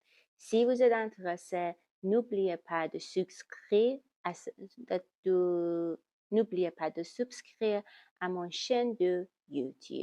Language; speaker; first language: French; non-native, learner; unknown